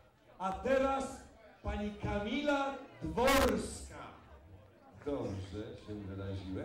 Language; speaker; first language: Polish; native; Polish